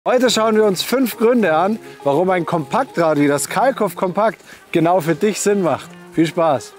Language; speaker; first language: German; native; German